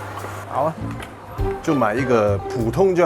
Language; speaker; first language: Chinese; non-native, local second language; Cantonese